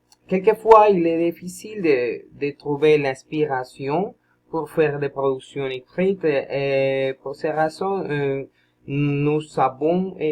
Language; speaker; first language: French; non-native, learner; Spanish